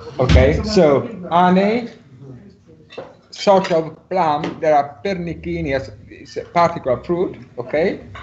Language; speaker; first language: English; non-native, learner; Italian